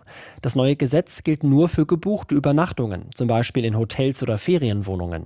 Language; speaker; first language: German; native; German